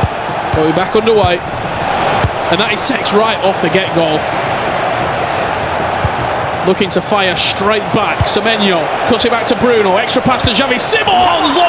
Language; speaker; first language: English; native; English